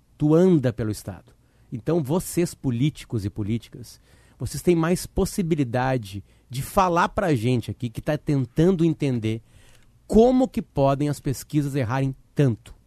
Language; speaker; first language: Portuguese; native; Portuguese